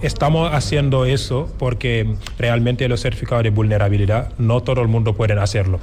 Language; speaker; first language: Spanish; non-native, fluent; Wolof